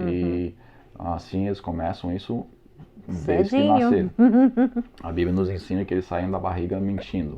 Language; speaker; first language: Portuguese; non-native, fluent; English